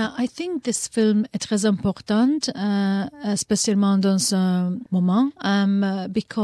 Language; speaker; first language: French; non-native, learner; Maltese